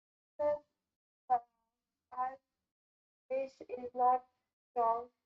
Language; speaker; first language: English; non-native, learner; Hindi